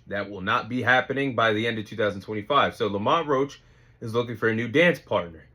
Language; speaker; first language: English; native; English